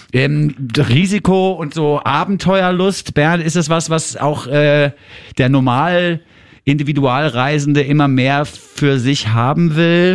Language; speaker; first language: German; native; German